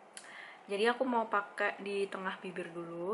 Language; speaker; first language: Indonesian; native; Indonesian